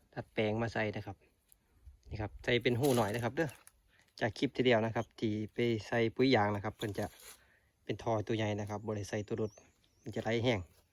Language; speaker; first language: Thai; native; Thai